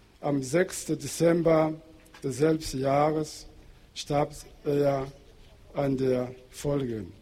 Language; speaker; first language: German; non-native, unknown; Portuguese